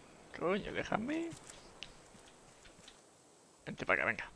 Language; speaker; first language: Spanish; native; Spanish